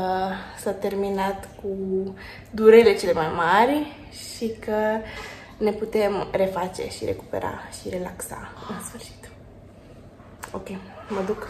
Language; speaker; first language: Romanian; native; Romanian